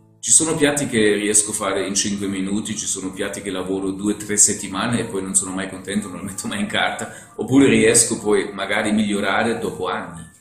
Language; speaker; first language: Italian; non-native, fluent; German